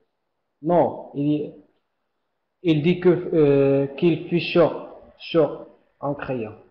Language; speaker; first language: French; non-native, learner; Arabic